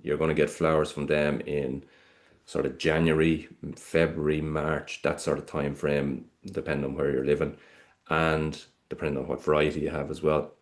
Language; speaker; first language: English; native; English